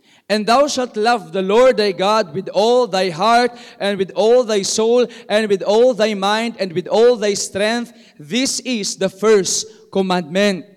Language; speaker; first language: English; non-native, local second language; Filipino